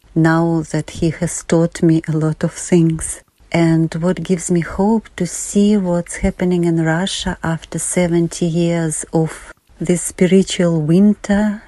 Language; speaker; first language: English; non-native, fluent; Russian